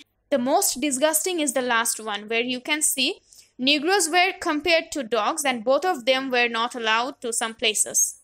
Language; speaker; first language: English; non-native, local second language; Bangla